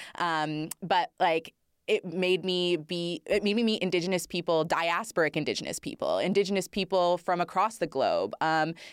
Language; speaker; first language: English; native; English